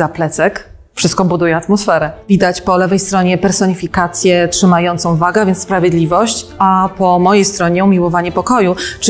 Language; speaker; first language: Polish; native; Polish